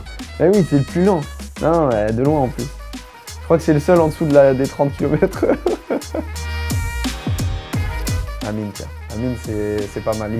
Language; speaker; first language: French; native; French